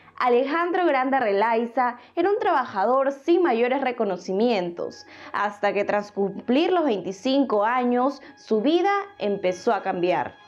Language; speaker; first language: Spanish; native; Spanish